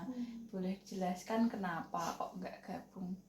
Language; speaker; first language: Indonesian; native; Indonesian